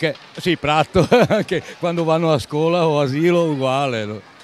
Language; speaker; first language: Italian; non-native, learner; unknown